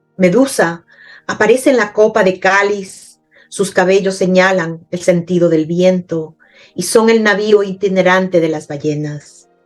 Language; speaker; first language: Spanish; native; Spanish